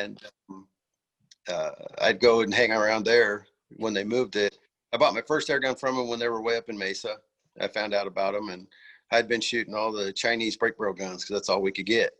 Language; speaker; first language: English; native; English